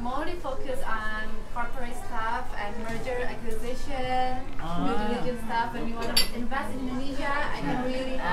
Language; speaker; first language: English; non-native, fluent; Indonesian